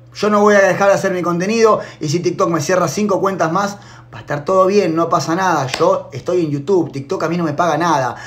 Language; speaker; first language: Spanish; native; Spanish